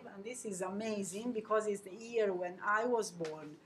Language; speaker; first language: English; non-native, fluent; Italian